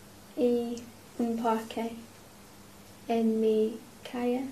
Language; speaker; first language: Spanish; non-native, learner; English